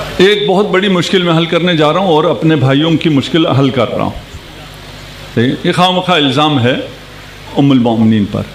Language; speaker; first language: Urdu; non-native, local second language; Punjabi